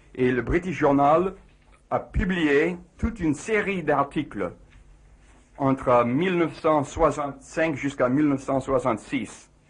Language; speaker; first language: French; non-native, fluent; English